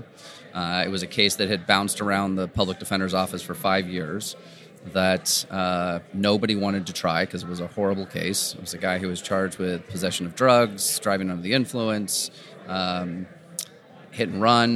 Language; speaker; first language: English; native; English